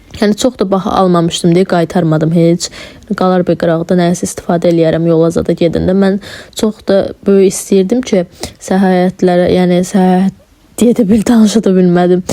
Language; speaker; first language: Azerbaijani; non-native, local second language; Talysh